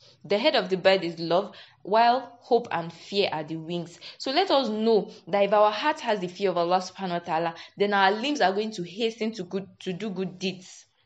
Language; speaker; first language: English; non-native, local second language; Yoruba